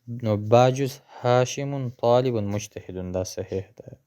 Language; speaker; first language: Arabic; non-native, fluent; Pashto